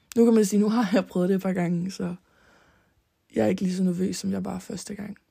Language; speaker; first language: Danish; early bilingual, other home language; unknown